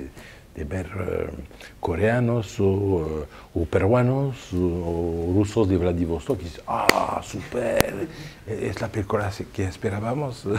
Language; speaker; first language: Spanish; non-native, fluent; French